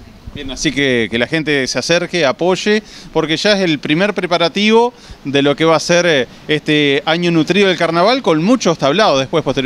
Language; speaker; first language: Spanish; native; Spanish